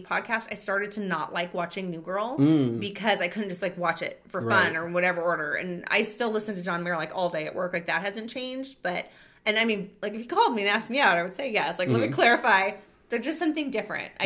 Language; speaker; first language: English; native; English